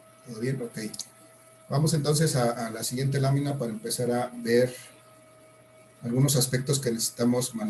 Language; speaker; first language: Spanish; native; Spanish